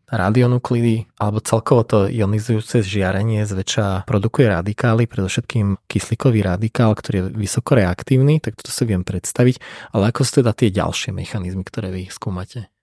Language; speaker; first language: Slovak; native; Slovak